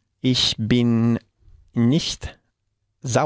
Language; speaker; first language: German; non-native, learner; Spanish